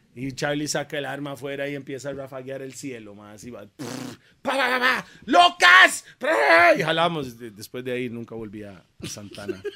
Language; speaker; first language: Spanish; early bilingual, other home language; English